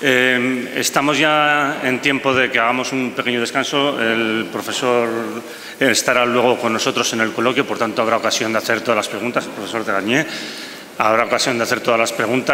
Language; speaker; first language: Spanish; native; Spanish